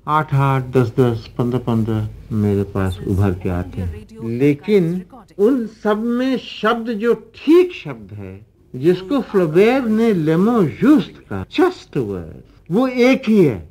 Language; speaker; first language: Hindi; native; Hindi